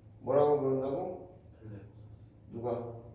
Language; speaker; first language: Korean; native; Korean